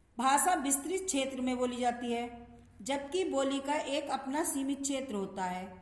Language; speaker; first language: Hindi; native; Hindi